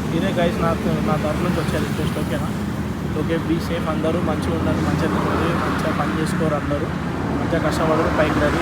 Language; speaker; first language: Telugu; non-native, local second language; Lambadi